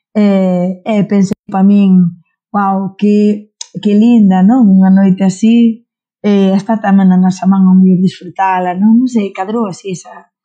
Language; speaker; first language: Galician; non-native, local second language; Spanish